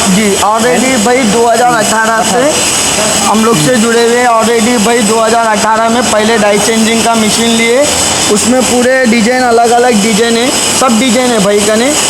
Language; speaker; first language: Hindi; native; Hindi